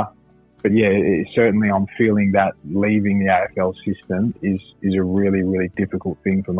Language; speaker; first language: English; native; English